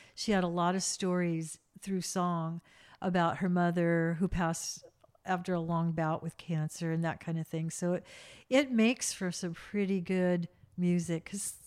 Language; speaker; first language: English; native; English